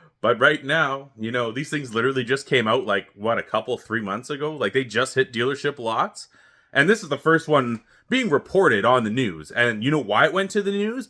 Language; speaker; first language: English; native; English